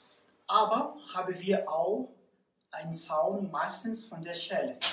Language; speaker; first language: German; non-native, learner; Portuguese